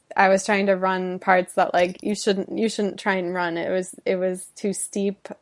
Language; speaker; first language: English; native; English